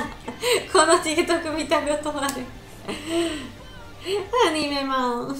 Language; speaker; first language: Japanese; non-native, learner; Georgian